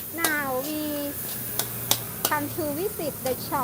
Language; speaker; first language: English; non-native, learner; Thai